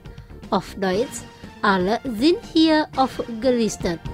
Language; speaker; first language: German; non-native, fluent; Indonesian